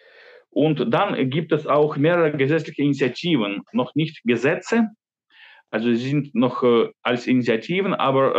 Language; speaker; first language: German; non-native, fluent; Ukrainian